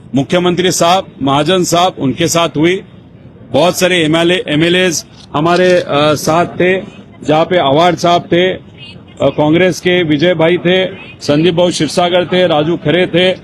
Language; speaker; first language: Hindi; non-native, local second language; Marathi